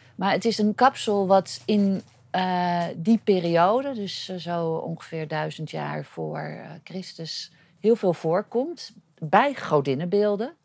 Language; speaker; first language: Dutch; native; Dutch